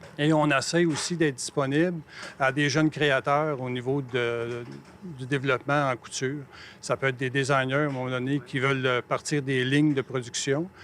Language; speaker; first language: French; native; French